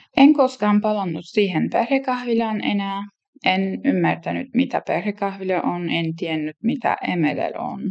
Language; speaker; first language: Finnish; non-native, learner; Turkish